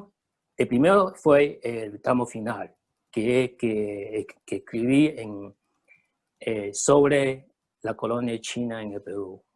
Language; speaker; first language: Spanish; early bilingual, other home language; Chinese